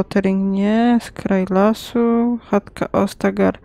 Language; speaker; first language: Polish; native; Polish